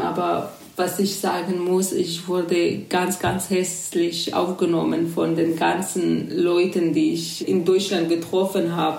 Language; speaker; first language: German; non-native, fluent; Kurdish